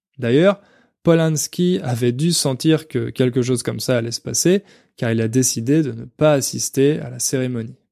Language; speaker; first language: French; native; French